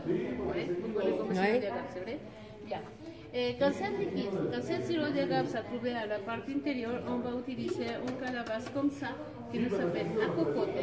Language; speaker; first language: French; non-native, learner; Spanish